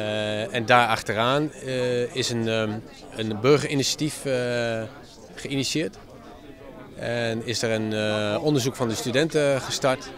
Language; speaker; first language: Dutch; native; Dutch